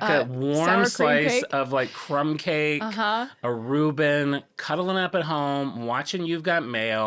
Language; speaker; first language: English; native; English